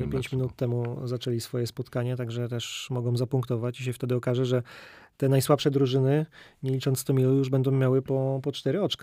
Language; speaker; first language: Polish; native; Polish